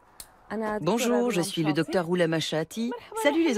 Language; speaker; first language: French; non-native, fluent; Arabic